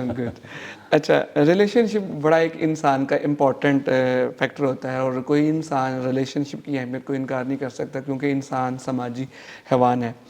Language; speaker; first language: Urdu; native; Urdu